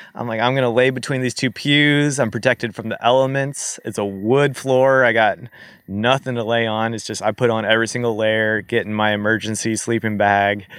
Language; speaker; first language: English; native; English